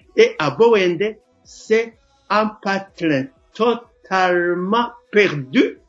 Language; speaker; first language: French; non-native, local second language; Rundi